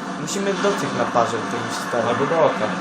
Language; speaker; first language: Polish; native; Polish